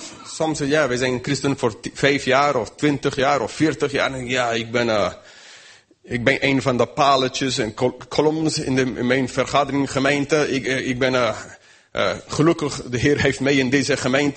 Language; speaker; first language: Dutch; non-native, fluent; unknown